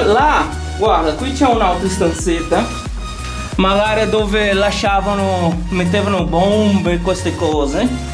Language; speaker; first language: Italian; non-native, fluent; Portuguese